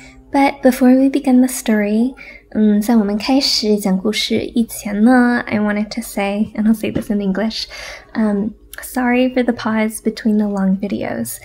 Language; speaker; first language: English; native; English